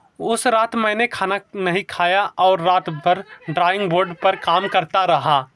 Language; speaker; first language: Hindi; native; Hindi